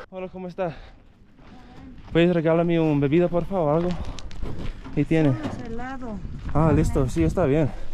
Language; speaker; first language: Spanish; non-native, learner; English